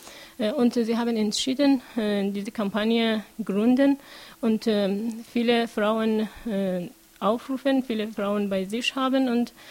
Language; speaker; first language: German; non-native, learner; Persian